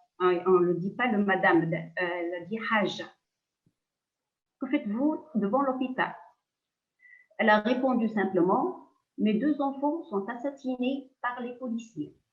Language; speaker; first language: French; non-native, local second language; Arabic